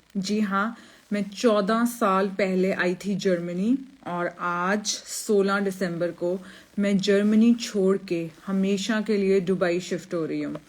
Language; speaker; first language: Hindi; native; Hindi